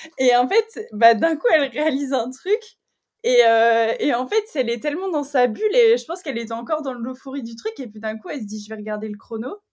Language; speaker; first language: French; native; French